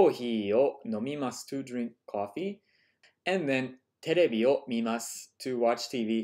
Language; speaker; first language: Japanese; non-native, fluent; English